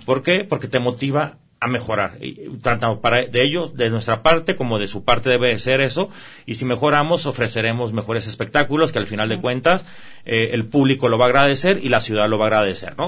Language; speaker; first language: Spanish; native; Spanish